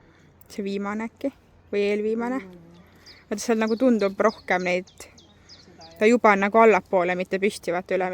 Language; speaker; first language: Estonian; native; Estonian